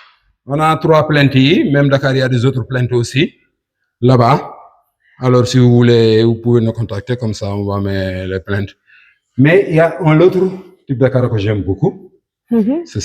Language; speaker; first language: French; non-native, local second language; Wolof